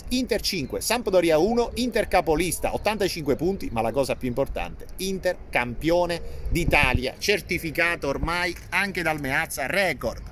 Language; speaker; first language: Italian; native; Italian